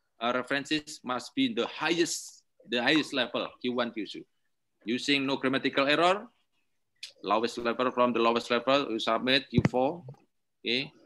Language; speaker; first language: English; non-native, learner; Indonesian